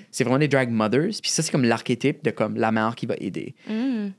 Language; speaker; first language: French; native; French